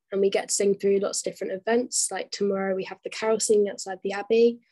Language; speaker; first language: English; native; English